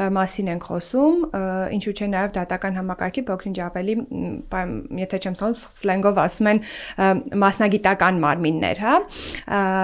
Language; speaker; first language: Armenian; native; Armenian